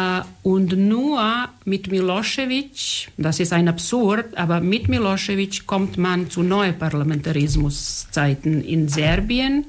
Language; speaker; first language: German; non-native, fluent; Serbian